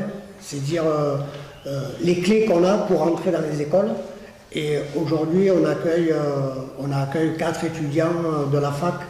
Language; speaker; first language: French; native; French